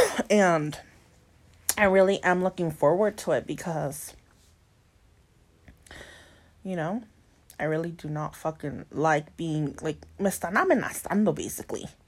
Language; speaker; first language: English; early bilingual, other home language; Spanish